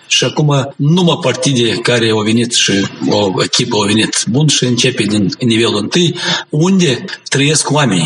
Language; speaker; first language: Romanian; non-native, local second language; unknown